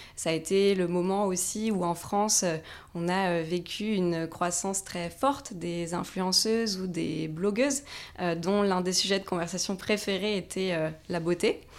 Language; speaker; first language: French; native; French